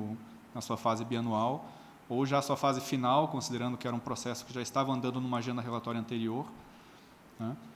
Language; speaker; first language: Portuguese; native; Portuguese